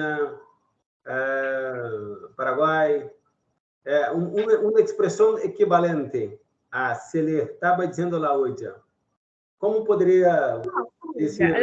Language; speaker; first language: Spanish; non-native, learner; Portuguese